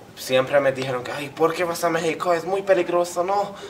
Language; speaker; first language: Spanish; non-native, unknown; Hungarian